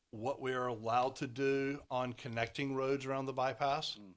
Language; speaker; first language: English; native; English